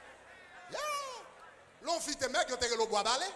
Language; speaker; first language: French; non-native, local second language; Haitian Creole